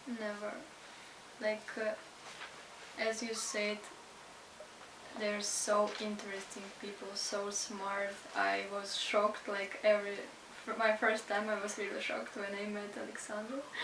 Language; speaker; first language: English; non-native, learner; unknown